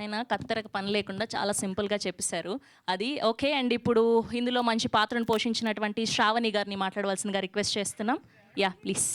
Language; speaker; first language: Telugu; native; Telugu